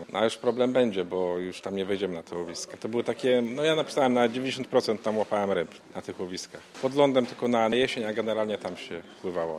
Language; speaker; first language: Polish; native; Polish